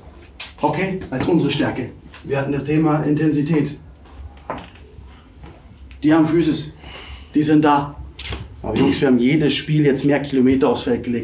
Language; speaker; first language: German; native; German